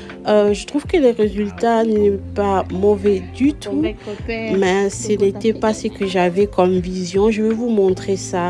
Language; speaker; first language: French; non-native, local second language; Lingala